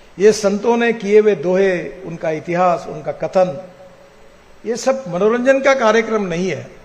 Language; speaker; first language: Hindi; non-native, local second language; Marathi